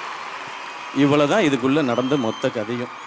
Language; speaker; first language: Tamil; native; Tamil